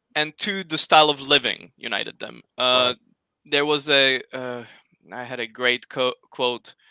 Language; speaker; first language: English; non-native, fluent; Slovak